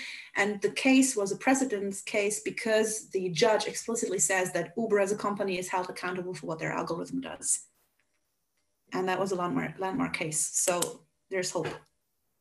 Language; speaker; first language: English; non-native, fluent; Hungarian